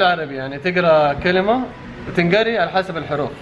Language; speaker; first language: Arabic; native; Arabic